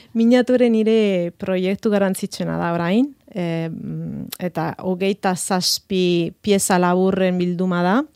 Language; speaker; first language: Basque; non-native, fluent; Italian